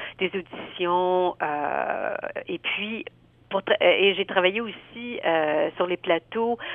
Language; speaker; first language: French; native; French